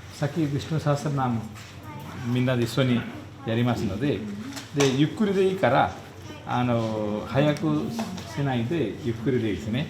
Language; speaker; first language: Japanese; non-native, fluent; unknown